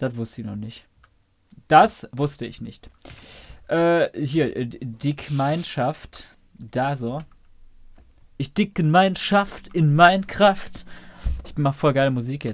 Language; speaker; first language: German; native; German